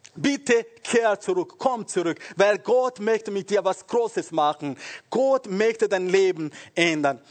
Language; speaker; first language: German; non-native, fluent; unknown